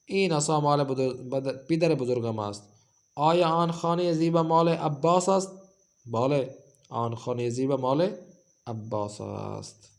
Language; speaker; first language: Persian; non-native, fluent; Urdu